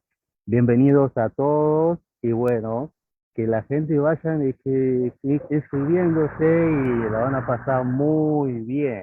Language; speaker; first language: Spanish; non-native, fluent; Yoruba